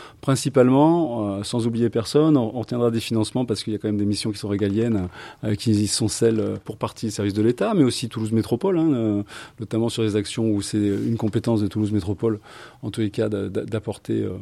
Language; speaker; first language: French; native; French